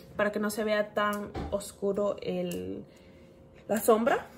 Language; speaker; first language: Spanish; early bilingual, heritage; Spanish